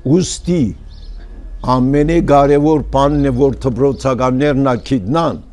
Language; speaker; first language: Armenian; early bilingual, heritage; Armenian